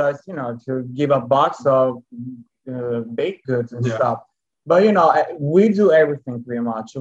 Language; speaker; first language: English; non-native, fluent; Italian